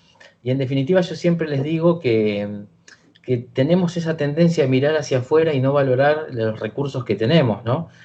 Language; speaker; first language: Spanish; native; Spanish